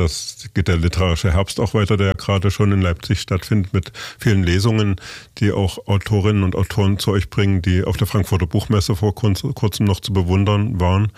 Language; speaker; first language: German; native; German